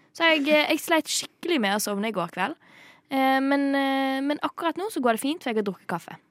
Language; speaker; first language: Norwegian; native; Norwegian